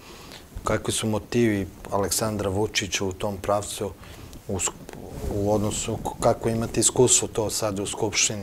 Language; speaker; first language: Croatian; native; Croatian